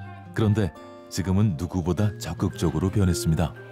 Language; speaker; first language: Korean; native; Korean